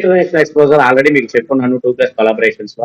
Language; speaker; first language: Telugu; native; Telugu